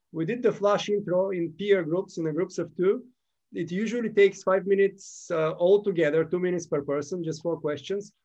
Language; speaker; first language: English; non-native, fluent; Bulgarian